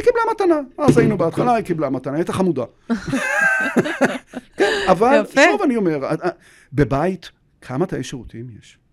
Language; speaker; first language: Hebrew; native; Hebrew